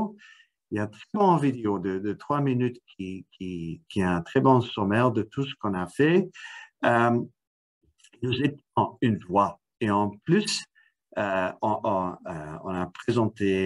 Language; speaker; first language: French; non-native, fluent; English